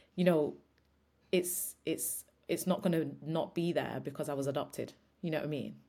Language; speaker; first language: English; native; English